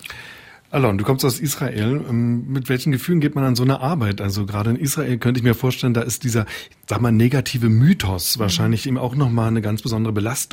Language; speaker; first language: German; native; German